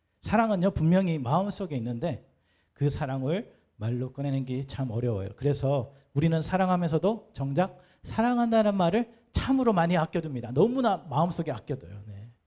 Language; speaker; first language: Korean; native; Korean